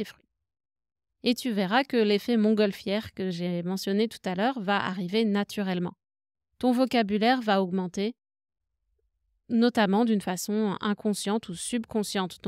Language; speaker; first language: French; native; French